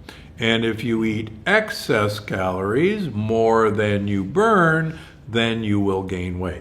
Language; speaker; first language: English; native; English